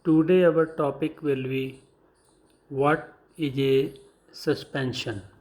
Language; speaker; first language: English; non-native, local second language; Punjabi